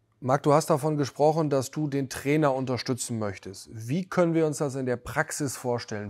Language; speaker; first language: German; native; German